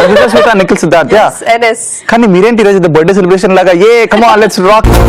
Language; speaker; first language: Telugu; native; Telugu